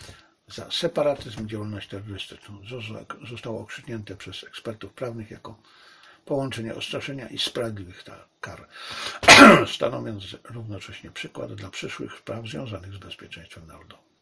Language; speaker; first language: Polish; native; Polish